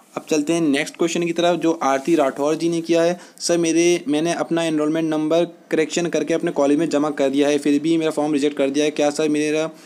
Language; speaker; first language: Hindi; native; Hindi